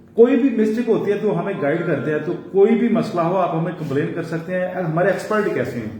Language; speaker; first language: Urdu; non-native, local second language; Punjabi